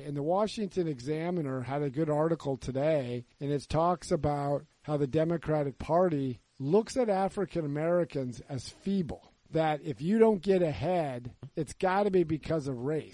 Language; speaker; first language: English; native; English